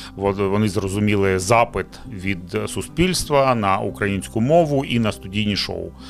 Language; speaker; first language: Ukrainian; non-native, local second language; Russian